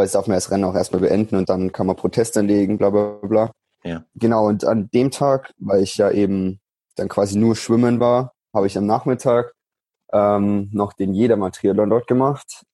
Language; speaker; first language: German; native; German